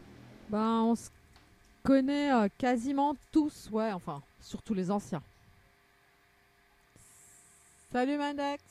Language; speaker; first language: French; native; French